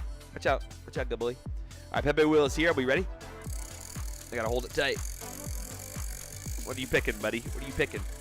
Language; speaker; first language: English; native; English